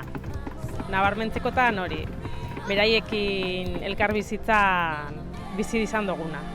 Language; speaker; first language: Basque; native; Basque